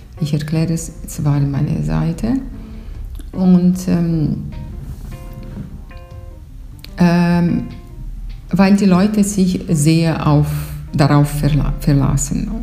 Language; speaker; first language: German; non-native, fluent; Portuguese